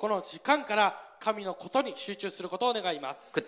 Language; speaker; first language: Japanese; non-native, fluent; Korean